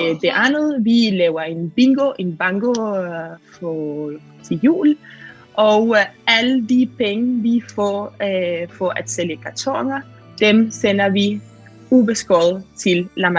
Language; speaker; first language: Danish; non-native, fluent; Catalan